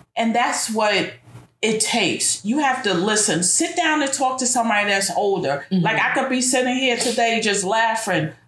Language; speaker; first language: English; native; English